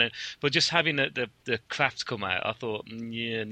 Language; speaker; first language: English; native; English